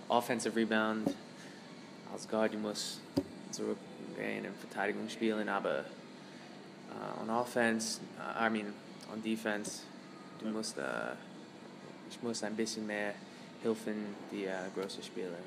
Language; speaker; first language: German; non-native, learner; English